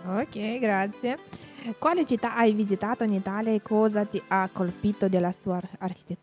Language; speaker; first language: Italian; non-native, learner; Romanian